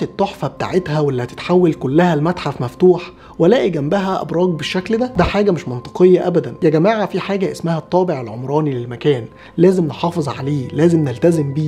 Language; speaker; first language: Arabic; native; Arabic